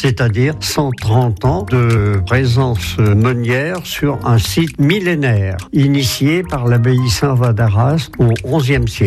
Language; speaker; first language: French; native; French